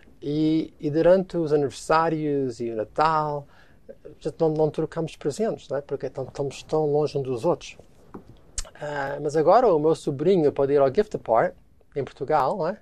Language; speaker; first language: Portuguese; early bilingual, heritage; Portuguese